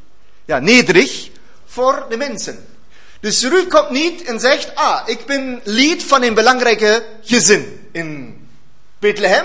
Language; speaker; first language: Dutch; non-native, learner; German